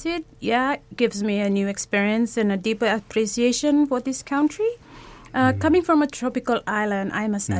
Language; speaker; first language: English; non-native, fluent; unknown